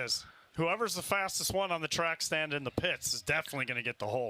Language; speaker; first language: English; native; English